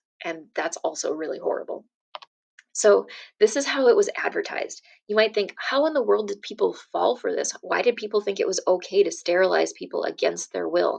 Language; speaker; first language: English; native; English